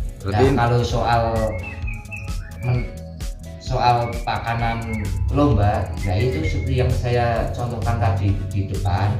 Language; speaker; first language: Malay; non-native, local second language; Javanese